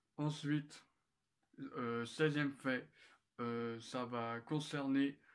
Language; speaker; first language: French; native; French